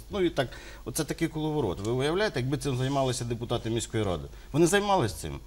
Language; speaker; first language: Ukrainian; native; Ukrainian